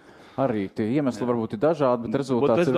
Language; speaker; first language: Latvian; native; Latvian